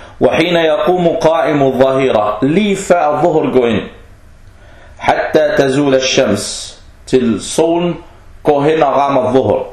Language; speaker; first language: Danish; non-native, fluent; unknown